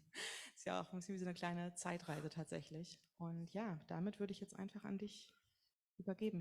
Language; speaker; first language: German; native; German